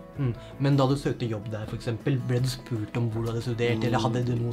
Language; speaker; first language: Norwegian; native; Norwegian